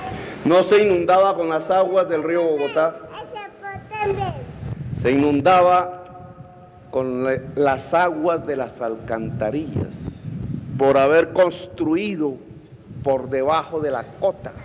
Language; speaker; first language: Spanish; native; Spanish